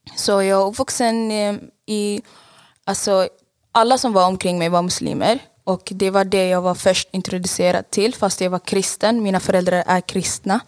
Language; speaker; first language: Swedish; non-native, fluent; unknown